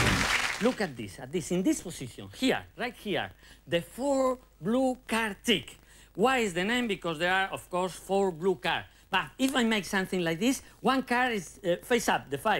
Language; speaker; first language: English; non-native, learner; Spanish